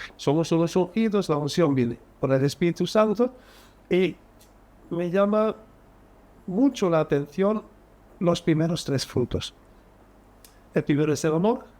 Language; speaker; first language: Spanish; early bilingual, heritage; Spanish